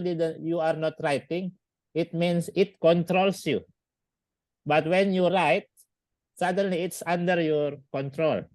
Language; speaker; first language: English; non-native, learner; Indonesian